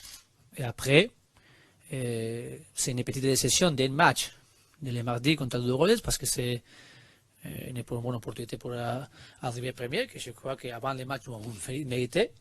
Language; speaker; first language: French; non-native, learner; Spanish